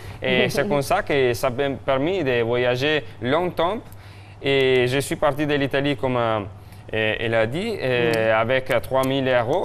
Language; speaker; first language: French; non-native, fluent; Italian